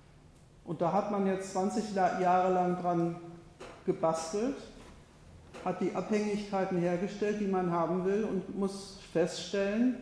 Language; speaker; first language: German; native; German